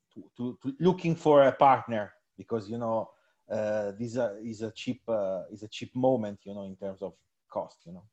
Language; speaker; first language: English; non-native, fluent; Italian